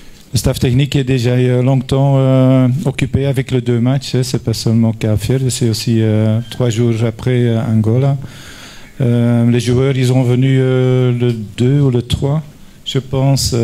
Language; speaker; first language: French; non-native, learner; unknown